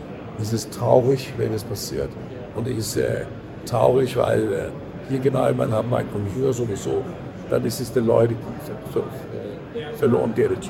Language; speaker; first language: German; non-native, learner; Danish